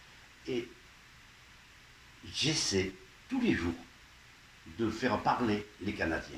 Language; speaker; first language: French; native; French